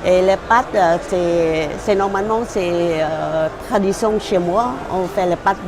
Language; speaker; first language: French; non-native, learner; Thai